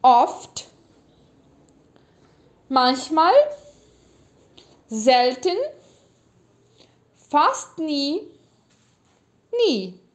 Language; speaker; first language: German; non-native, fluent; Portuguese